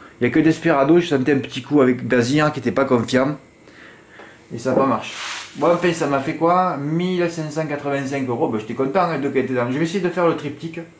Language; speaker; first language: French; native; French